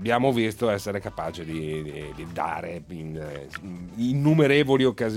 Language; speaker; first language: Italian; native; Italian